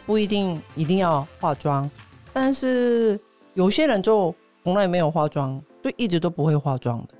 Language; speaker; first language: Chinese; non-native, fluent; Korean